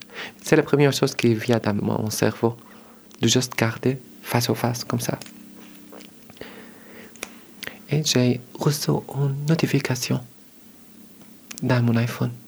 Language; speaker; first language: French; non-native, learner; Arabic